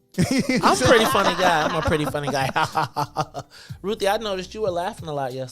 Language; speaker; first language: English; native; English